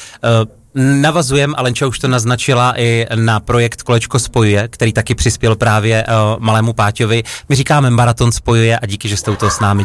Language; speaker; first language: Czech; native; Czech